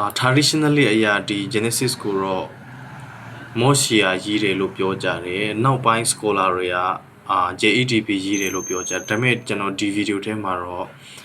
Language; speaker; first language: Burmese; non-native, local second language; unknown